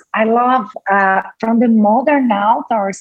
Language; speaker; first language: English; non-native, fluent; Portuguese